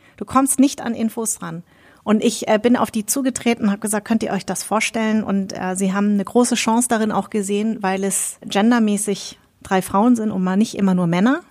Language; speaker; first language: German; early bilingual, other home language; Vietnamese